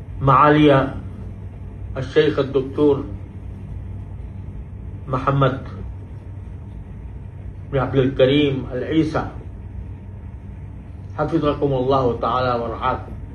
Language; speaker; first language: Arabic; non-native, fluent; Urdu